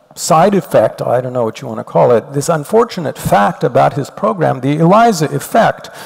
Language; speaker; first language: English; native; English